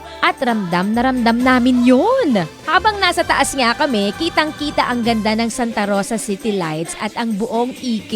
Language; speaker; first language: Filipino; native; Filipino